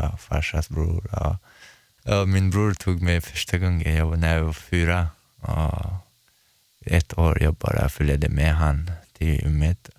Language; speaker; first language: Swedish; non-native, fluent; Chechen